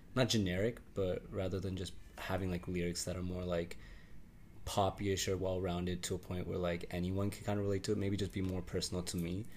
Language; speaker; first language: English; native; English